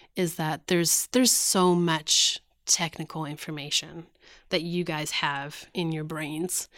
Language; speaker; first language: English; native; English